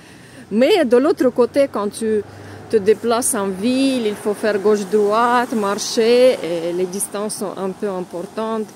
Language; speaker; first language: French; non-native, fluent; Russian